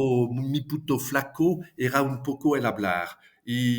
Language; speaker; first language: Spanish; non-native, fluent; French